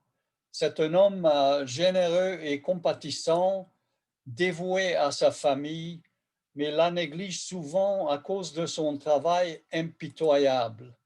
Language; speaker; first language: French; non-native, fluent; Hungarian